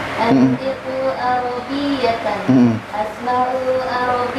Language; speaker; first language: Arabic; non-native, learner; Indonesian